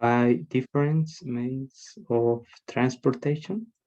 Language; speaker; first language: English; non-native, learner; Spanish